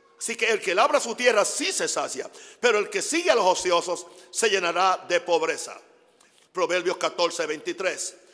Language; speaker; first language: Spanish; non-native, fluent; English